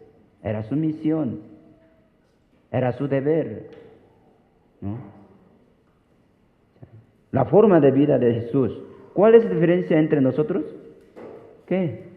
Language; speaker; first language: Spanish; non-native, fluent; Korean